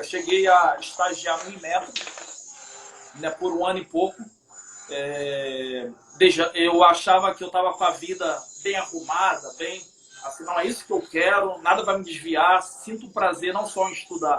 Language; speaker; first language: Portuguese; native; Portuguese